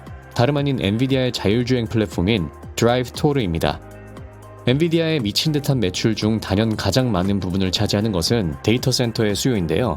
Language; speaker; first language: Korean; native; Korean